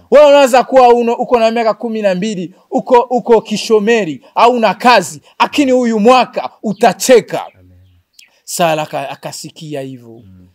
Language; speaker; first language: Swahili; non-native, local second language; Rundi